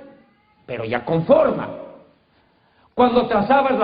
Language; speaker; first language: Spanish; native; Spanish